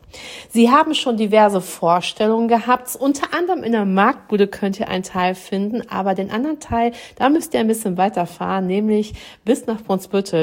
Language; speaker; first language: German; native; German